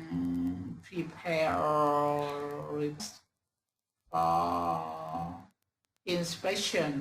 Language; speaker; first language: English; non-native, learner; Vietnamese